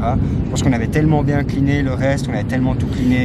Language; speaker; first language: French; native; French